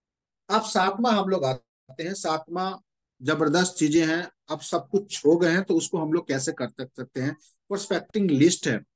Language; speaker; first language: Hindi; native; Hindi